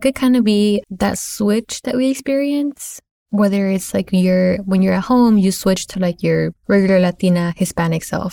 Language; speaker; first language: English; native; English